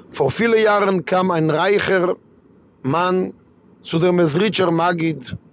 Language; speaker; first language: German; non-native, fluent; Hebrew